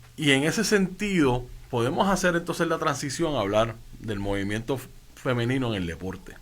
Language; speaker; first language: Spanish; native; Spanish